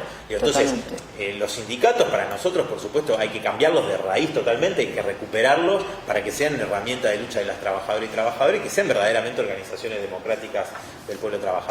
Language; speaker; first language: Spanish; native; Spanish